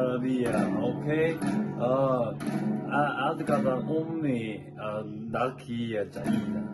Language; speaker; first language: Arabic; non-native, learner; Korean